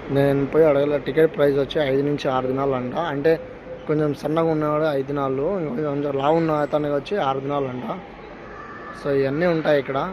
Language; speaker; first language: Telugu; non-native, local second language; Urdu